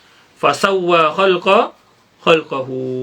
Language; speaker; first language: Arabic; non-native, fluent; Malay